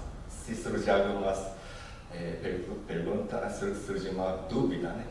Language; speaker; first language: Portuguese; non-native, learner; Japanese